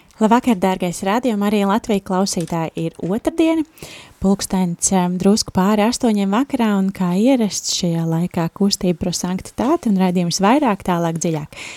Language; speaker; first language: Latvian; native; Latvian